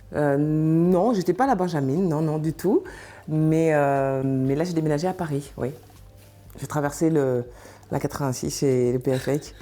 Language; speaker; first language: French; early bilingual, other home language; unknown